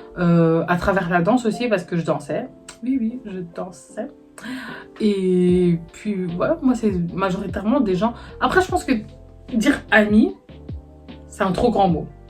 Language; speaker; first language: French; native; French